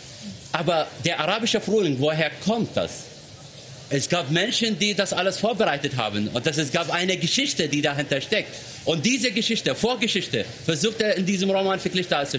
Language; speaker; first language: German; non-native, fluent; Arabic